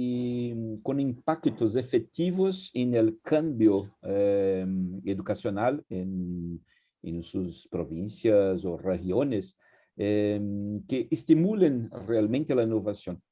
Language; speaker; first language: Spanish; non-native, fluent; Portuguese